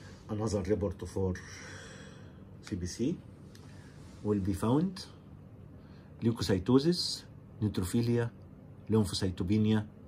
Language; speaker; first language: English; non-native, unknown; Arabic